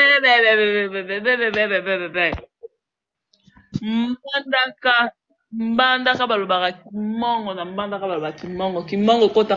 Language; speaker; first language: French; non-native, local second language; Lingala